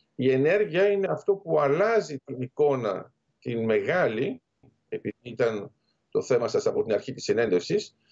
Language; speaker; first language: Greek; native; Greek